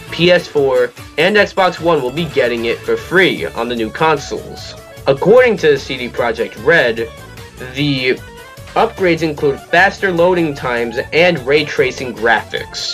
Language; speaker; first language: English; native; English